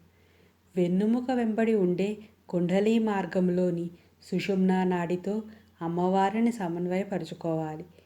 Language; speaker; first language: Telugu; native; Telugu